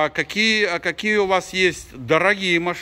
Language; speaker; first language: Russian; native; Russian